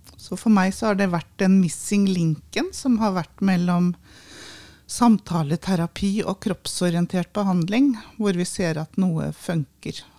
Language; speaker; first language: Norwegian; native; Norwegian